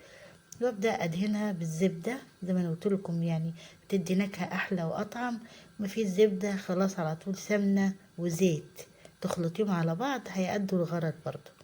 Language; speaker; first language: Arabic; native; Arabic